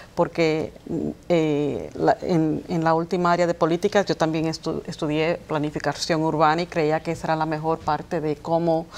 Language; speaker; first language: Spanish; early bilingual, heritage; Spanish